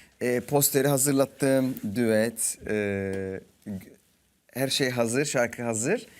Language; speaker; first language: Turkish; native; Turkish